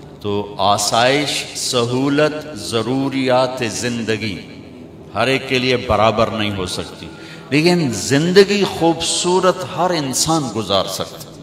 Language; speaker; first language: Urdu; non-native, local second language; Punjabi